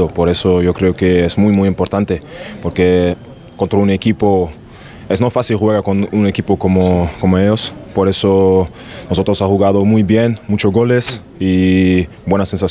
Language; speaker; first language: Spanish; non-native, learner; German